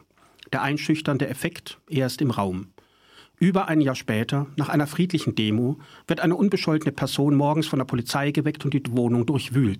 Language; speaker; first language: German; native; German